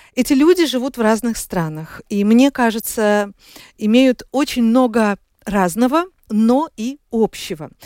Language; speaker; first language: Russian; native; Russian